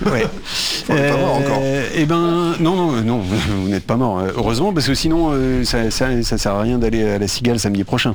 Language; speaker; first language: French; native; French